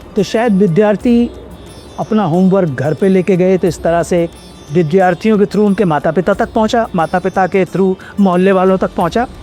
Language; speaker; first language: Hindi; native; Hindi